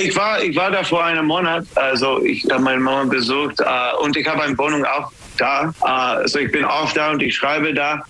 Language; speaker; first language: German; non-native, learner; English